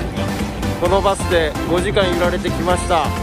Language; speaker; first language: Japanese; native; Japanese